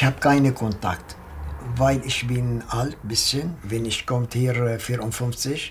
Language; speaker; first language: German; non-native, learner; Arabic